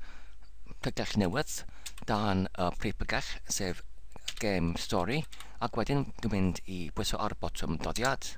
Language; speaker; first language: Welsh; non-native, learner; English